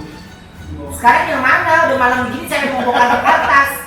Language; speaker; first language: Indonesian; native; Indonesian